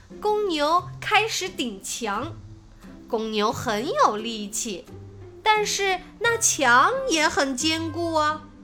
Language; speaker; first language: Chinese; native; Chinese